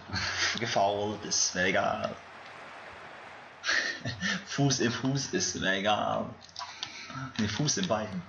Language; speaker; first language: German; native; German